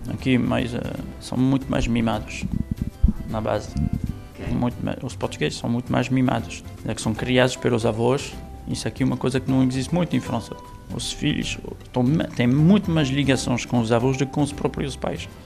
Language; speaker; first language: Portuguese; non-native, fluent; French